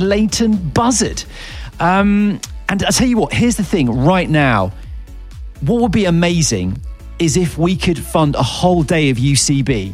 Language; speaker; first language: English; native; English